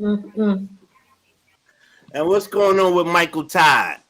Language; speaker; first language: English; native; English